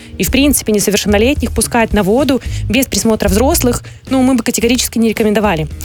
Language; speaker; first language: Russian; native; Russian